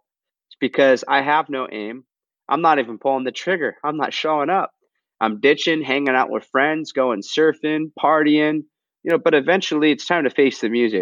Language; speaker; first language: English; native; English